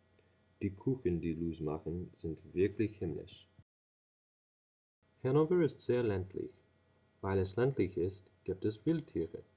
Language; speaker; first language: German; non-native, learner; English